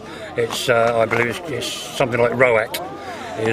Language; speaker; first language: English; native; English